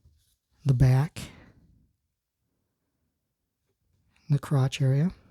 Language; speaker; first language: English; native; English